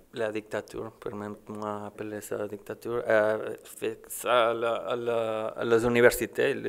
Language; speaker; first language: French; non-native, learner; Spanish